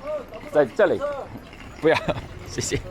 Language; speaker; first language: Chinese; non-native, learner; English